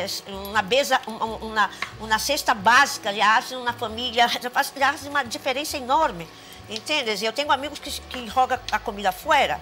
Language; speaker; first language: Spanish; non-native, fluent; Portuguese